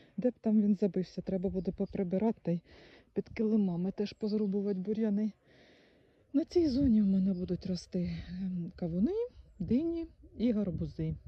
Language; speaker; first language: Ukrainian; native; Ukrainian